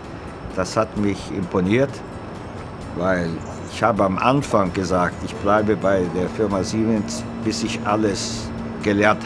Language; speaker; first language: German; non-native, fluent; Portuguese